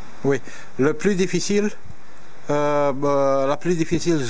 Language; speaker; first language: French; non-native, learner; Romanian